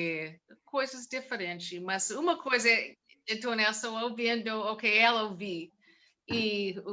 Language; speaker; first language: Portuguese; non-native, learner; English